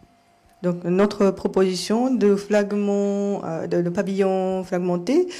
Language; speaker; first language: French; non-native, fluent; Japanese